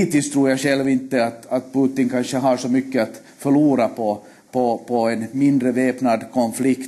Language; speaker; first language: Swedish; native; Swedish